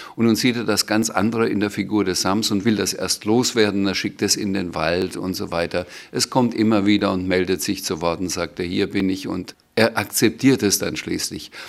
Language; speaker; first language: German; native; German